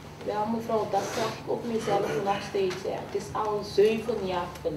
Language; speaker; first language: Dutch; non-native, fluent; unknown